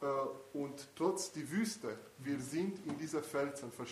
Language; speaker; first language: German; non-native, fluent; Italian